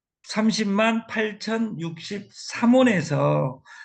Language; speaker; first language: Korean; native; Korean